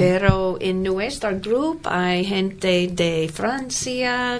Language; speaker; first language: Spanish; non-native, learner; English